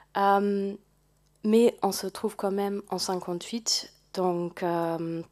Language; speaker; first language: French; non-native, fluent; German